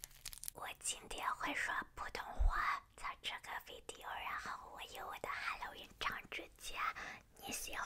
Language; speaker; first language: Chinese; early bilingual, heritage; Chinese